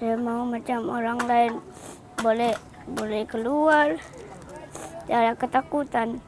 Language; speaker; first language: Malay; non-native, local second language; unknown